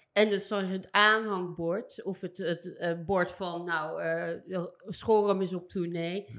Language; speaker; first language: Dutch; native; Dutch